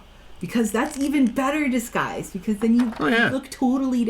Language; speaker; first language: English; native; English